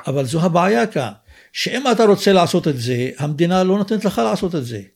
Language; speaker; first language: Hebrew; non-native, local second language; Arabic